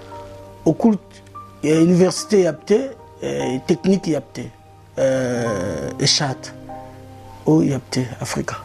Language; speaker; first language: Turkish; non-native, learner; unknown